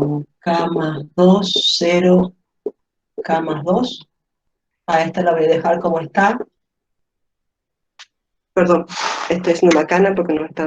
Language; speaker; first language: Spanish; native; Spanish